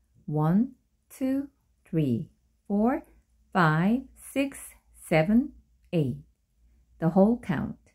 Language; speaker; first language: English; non-native, fluent; Korean